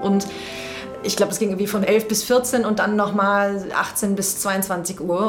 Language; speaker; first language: German; native; German